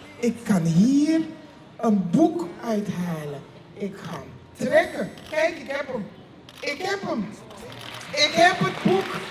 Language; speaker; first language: Dutch; native; Dutch